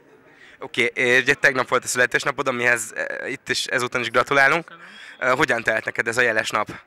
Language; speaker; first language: Hungarian; native; Hungarian